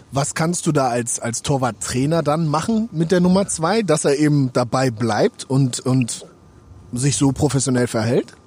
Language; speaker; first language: German; native; German